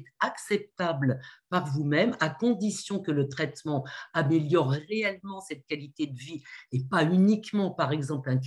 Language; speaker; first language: French; native; French